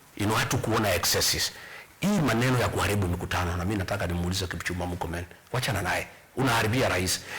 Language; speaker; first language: Swahili; non-native, local second language; Kikuyu